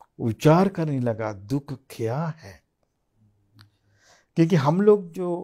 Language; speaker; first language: Hindi; non-native, fluent; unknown